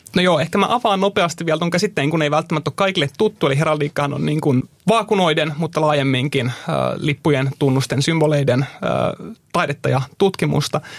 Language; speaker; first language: Finnish; native; Finnish